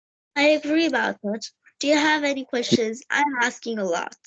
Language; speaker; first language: English; non-native, learner; Hindi